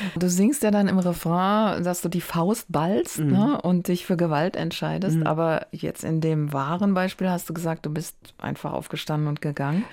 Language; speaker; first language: German; native; German